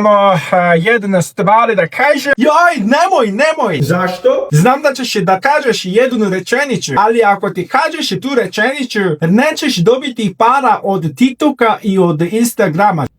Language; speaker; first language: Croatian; non-native, fluent; Korean